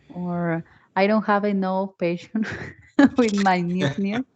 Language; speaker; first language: English; non-native, learner; Spanish